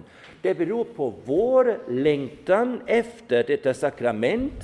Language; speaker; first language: Swedish; non-native, fluent; German